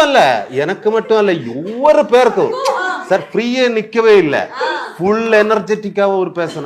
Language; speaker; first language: Tamil; non-native, learner; Malayalam